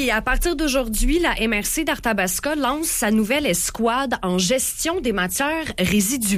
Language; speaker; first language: French; native; French